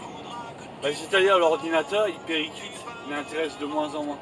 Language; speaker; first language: French; native; French